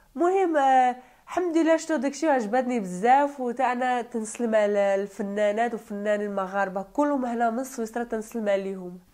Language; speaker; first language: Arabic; non-native, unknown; Turkish